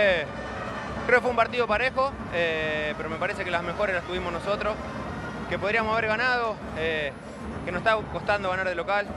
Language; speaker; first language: Spanish; native; Spanish